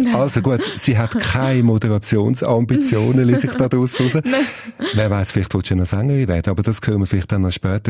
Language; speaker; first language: German; native; German